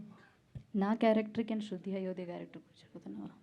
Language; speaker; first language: Telugu; non-native, learner; Malayalam